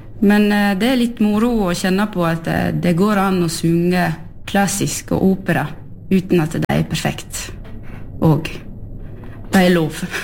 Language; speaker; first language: Norwegian; early bilingual, heritage; French